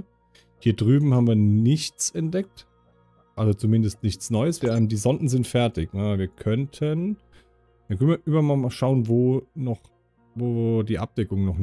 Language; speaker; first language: German; native; German